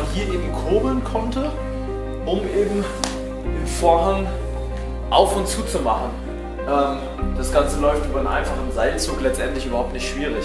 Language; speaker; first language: German; native; German